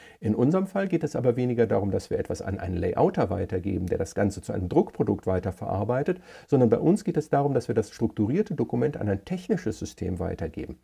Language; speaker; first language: German; native; German